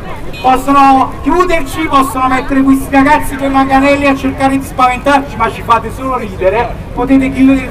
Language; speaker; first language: Italian; native; Italian